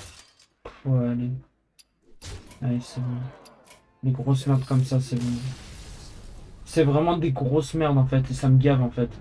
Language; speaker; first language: French; native; French